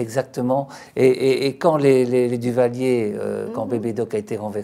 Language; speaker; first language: French; native; French